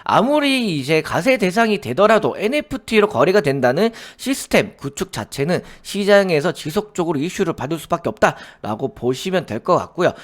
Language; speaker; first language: Korean; native; Korean